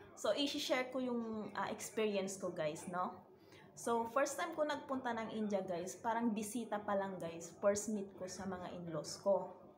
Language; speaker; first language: Filipino; native; Filipino